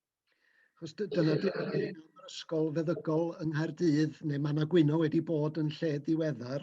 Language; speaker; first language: Welsh; native; Welsh